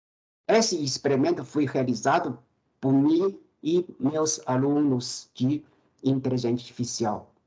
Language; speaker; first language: Portuguese; non-native, fluent; Chinese